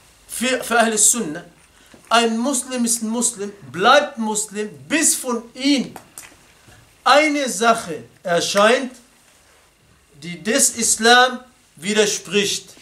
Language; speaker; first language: German; non-native, fluent; Arabic